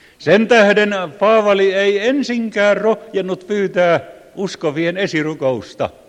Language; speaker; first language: Finnish; native; Finnish